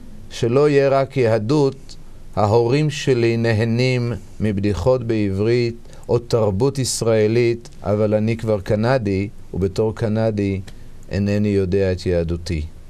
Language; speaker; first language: Hebrew; native; Hebrew